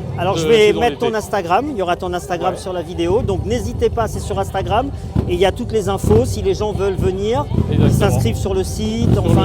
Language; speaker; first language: French; native; French